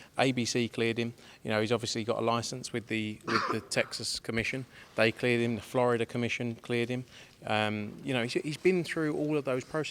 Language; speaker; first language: English; native; English